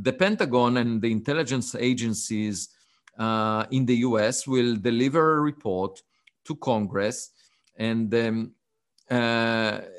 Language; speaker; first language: English; non-native, fluent; Hebrew